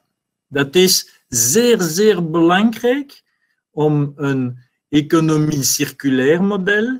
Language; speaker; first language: Dutch; non-native, learner; French